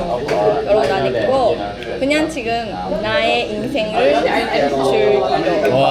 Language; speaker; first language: Korean; non-native, learner; Japanese